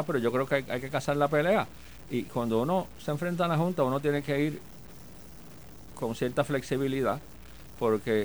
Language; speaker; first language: Spanish; native; Spanish